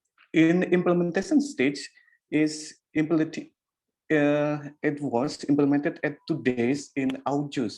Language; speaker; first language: English; non-native, learner; Indonesian